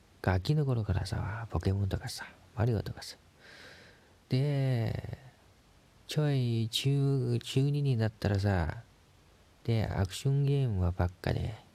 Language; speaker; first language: Japanese; non-native, fluent; Chinese